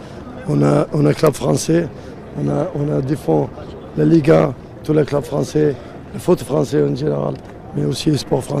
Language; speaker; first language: French; non-native, learner; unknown